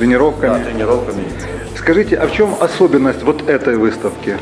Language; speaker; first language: Russian; native; Russian